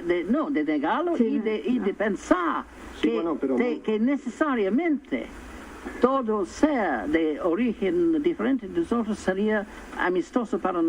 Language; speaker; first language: Spanish; non-native, fluent; English